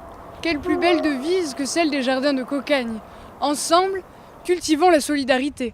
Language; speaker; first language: French; native; French